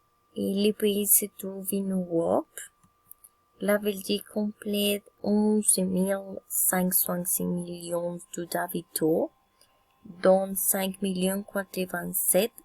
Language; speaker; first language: French; non-native, learner; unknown